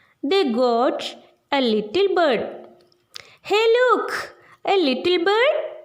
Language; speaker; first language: English; non-native, local second language; Malayalam